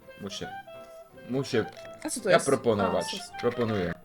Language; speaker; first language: Polish; non-native, learner; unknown